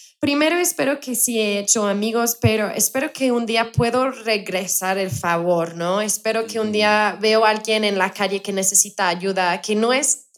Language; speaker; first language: Spanish; non-native, fluent; English